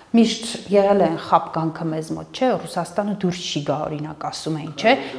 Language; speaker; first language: Armenian; native; Armenian